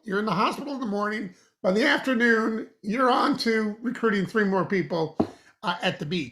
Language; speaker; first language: English; native; English